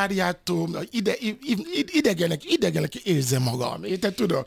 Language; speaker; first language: Hungarian; non-native, fluent; Yoruba